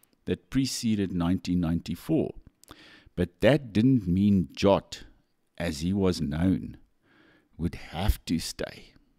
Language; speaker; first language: English; non-native, local second language; Afrikaans